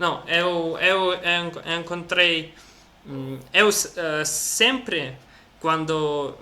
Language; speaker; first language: Portuguese; non-native, learner; Russian